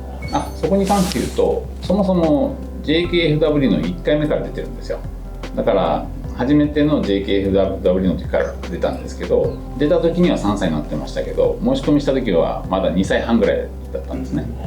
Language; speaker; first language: Japanese; native; Japanese